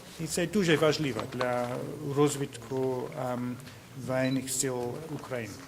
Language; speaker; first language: Ukrainian; non-native, learner; English